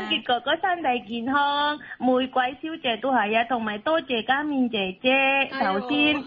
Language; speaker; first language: Cantonese; non-native, learner; Indonesian